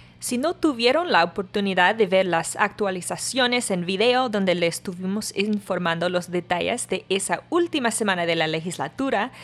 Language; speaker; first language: Spanish; non-native, learner; English